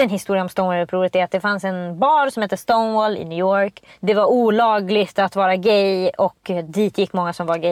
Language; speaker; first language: Swedish; native; Swedish